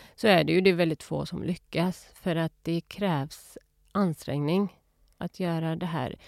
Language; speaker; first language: Swedish; early bilingual, other home language; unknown